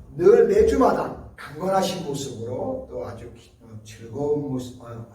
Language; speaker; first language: Korean; native; Korean